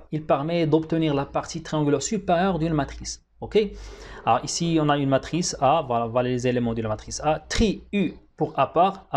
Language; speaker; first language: French; non-native, local second language; Arabic